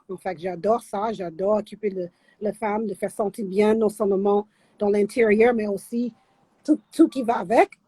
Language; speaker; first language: French; non-native, fluent; English